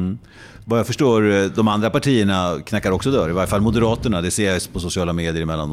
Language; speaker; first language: Swedish; native; Swedish